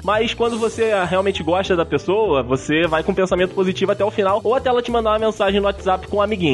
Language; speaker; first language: Portuguese; native; Portuguese